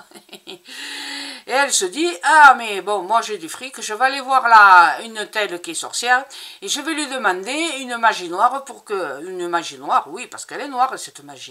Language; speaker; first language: French; native; French